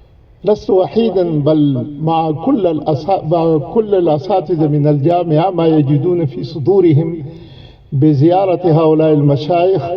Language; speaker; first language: Arabic; non-native, fluent; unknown